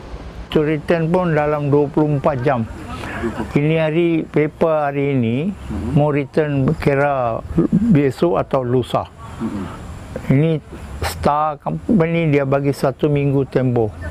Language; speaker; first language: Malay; non-native, local second language; Tamil